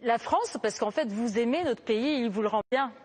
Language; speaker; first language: French; native; French